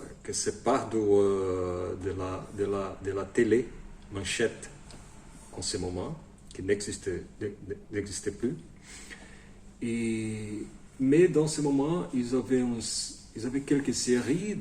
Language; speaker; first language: French; non-native, fluent; Portuguese